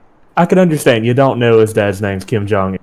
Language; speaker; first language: English; native; English